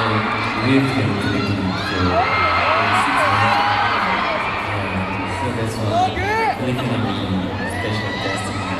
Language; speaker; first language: English; non-native, learner; Korean